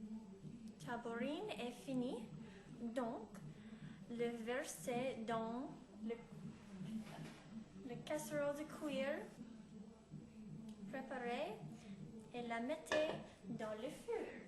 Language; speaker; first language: French; non-native, learner; English